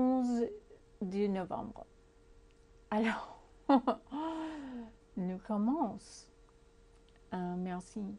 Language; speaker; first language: French; non-native, learner; English